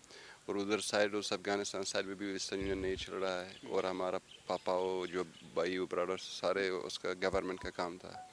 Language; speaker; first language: Hindi; non-native, fluent; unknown